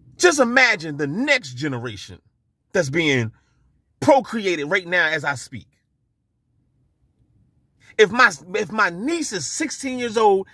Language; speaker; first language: English; native; English